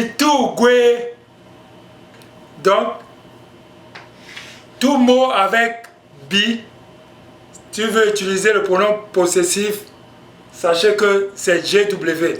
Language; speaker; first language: French; non-native, local second language; Basaa